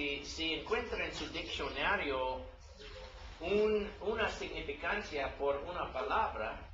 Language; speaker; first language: Spanish; non-native, learner; English